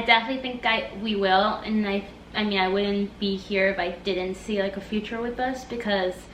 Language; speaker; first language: English; native; English